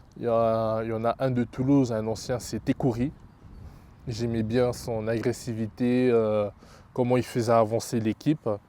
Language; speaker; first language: French; early bilingual, other home language; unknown